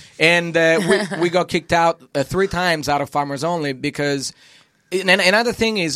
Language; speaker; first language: English; non-native, fluent; Italian